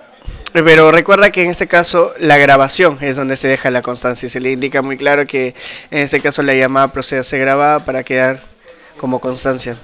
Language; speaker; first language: Spanish; native; Spanish